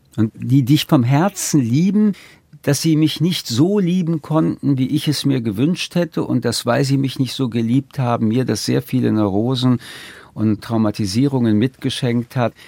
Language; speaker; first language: German; early bilingual, other home language; French